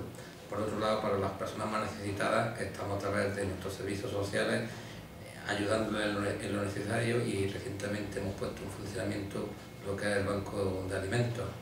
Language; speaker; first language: Spanish; native; Spanish